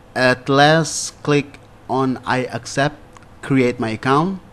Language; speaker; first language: English; non-native, fluent; Indonesian